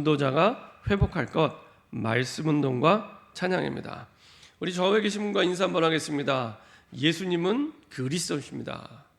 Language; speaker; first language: Korean; native; Korean